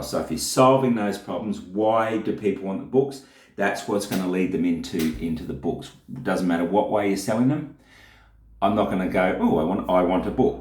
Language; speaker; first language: English; native; English